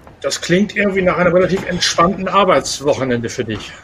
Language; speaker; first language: German; native; German